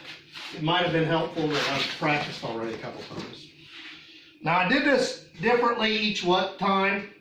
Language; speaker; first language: English; native; English